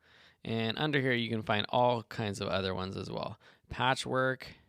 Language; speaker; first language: English; native; English